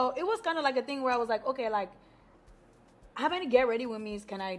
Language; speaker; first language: English; non-native, local second language; Yoruba